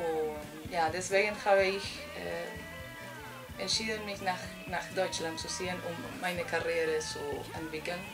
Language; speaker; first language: German; non-native, fluent; Spanish